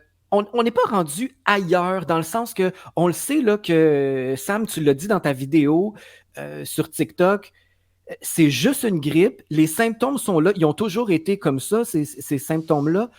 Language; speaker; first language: French; native; French